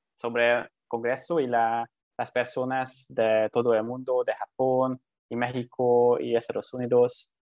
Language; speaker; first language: Spanish; non-native, learner; Hungarian